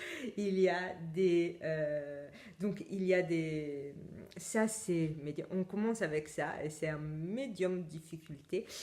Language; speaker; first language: French; non-native, fluent; Italian